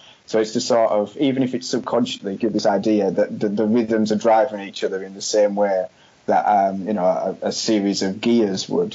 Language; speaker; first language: English; native; English